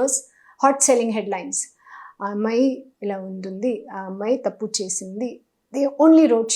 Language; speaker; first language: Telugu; non-native, learner; Hindi